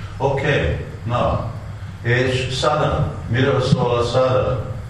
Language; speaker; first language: Hungarian; non-native, learner; Russian